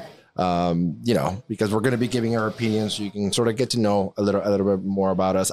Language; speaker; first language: English; non-native, fluent; Spanish